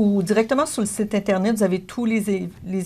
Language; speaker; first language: French; native; French